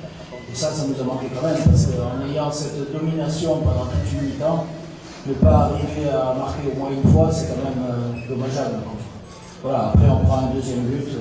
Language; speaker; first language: French; native; French